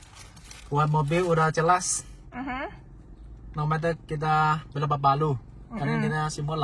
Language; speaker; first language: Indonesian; non-native, learner; Chinese